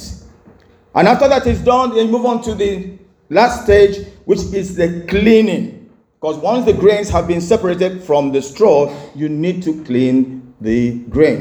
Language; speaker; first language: English; non-native, local second language; Igbo